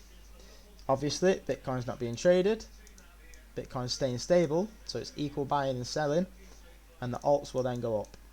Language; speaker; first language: English; native; English